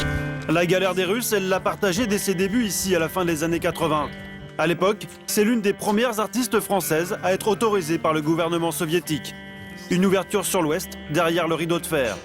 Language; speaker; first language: French; native; French